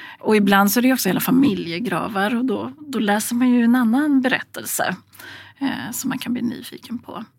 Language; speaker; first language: Swedish; native; Swedish